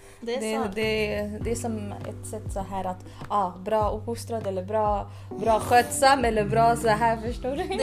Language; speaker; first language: Swedish; early bilingual, other home language; Spanish